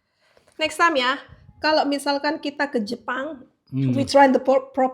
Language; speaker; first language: Indonesian; native; Indonesian